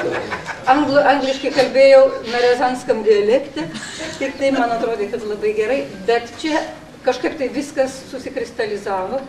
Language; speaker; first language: Lithuanian; non-native, local second language; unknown